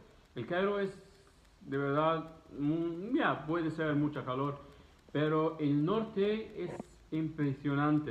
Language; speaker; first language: Spanish; non-native, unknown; Arabic